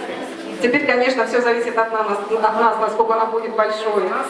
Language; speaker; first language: Russian; native; Russian